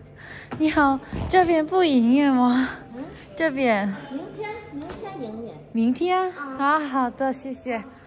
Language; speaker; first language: Chinese; non-native, learner; Korean